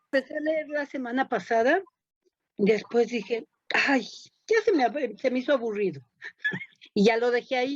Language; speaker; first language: Spanish; native; Spanish